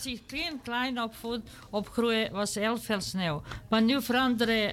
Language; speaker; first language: Dutch; non-native, learner; Serbian